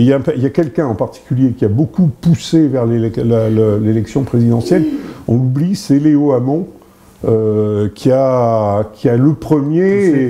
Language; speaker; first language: French; native; French